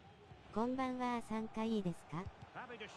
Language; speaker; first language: Japanese; native; Japanese